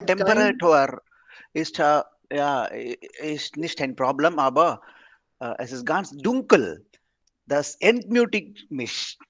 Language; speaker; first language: German; non-native, learner; Tamil